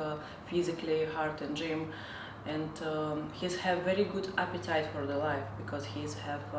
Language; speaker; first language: English; non-native, fluent; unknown